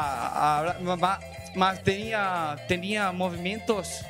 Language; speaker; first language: Portuguese; non-native, learner; Spanish